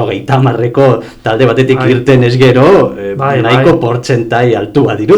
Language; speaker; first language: Basque; native; Basque